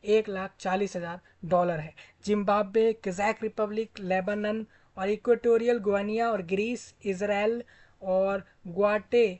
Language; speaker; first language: Hindi; native; Hindi